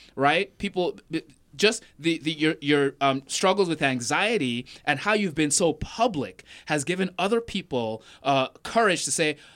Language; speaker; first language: English; non-native, local second language; Yoruba